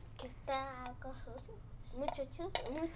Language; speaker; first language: Spanish; native; Spanish